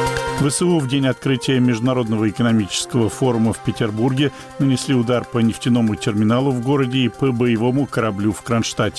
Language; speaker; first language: Russian; native; Russian